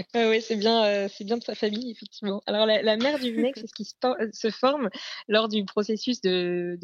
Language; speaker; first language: French; native; French